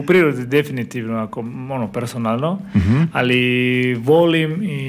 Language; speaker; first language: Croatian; non-native, fluent; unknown